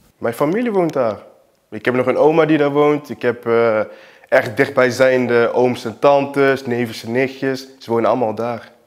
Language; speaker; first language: Dutch; early bilingual, other home language; Portuguese